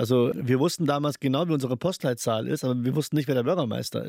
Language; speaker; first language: German; early bilingual, other home language; Urdu